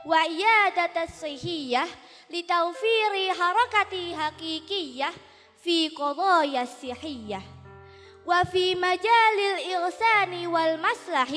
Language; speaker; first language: Arabic; non-native, learner; Indonesian